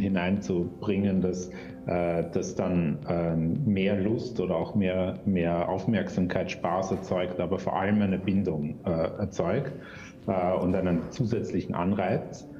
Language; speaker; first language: German; native; German